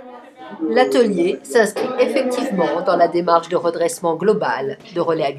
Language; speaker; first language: French; native; French